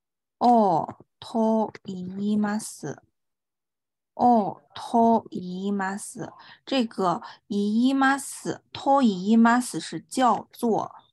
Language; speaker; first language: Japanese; non-native, fluent; Chinese